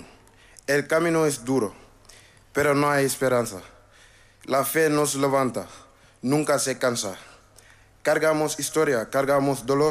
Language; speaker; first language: Spanish; non-native, learner; Wolof